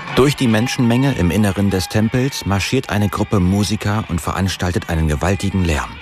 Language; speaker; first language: German; native; German